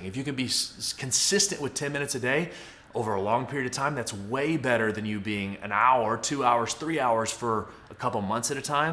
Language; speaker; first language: English; native; English